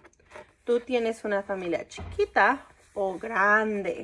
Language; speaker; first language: Spanish; early bilingual, heritage; Spanish